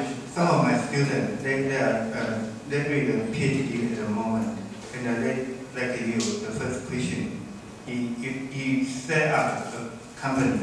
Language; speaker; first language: English; non-native, fluent; Chinese